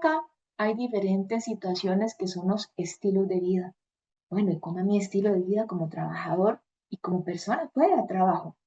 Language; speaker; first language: Spanish; native; Spanish